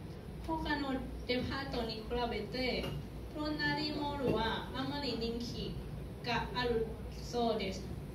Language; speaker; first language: Japanese; non-native, learner; Thai